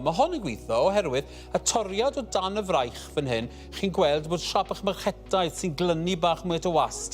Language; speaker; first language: Welsh; native; Welsh